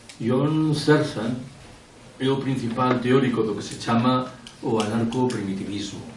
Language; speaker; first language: Galician; non-native, local second language; Spanish